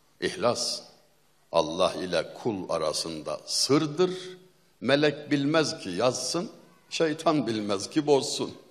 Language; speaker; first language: Turkish; native; Turkish